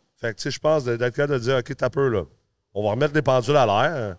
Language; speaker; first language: French; early bilingual, other home language; English